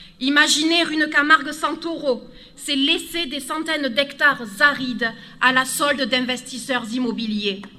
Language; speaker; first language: French; native; French